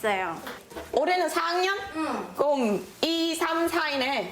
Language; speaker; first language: Korean; non-native, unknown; Vietnamese